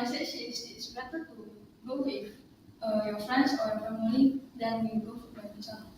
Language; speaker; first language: English; non-native, learner; Indonesian